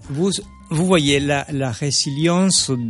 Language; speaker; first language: French; non-native, fluent; Spanish